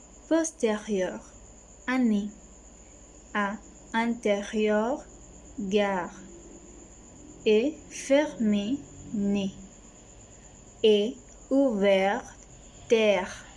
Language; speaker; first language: French; non-native, learner; Spanish